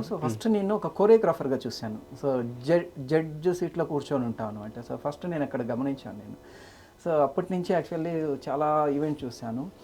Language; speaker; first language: Telugu; native; Telugu